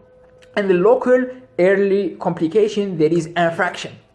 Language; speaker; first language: English; non-native, local second language; Arabic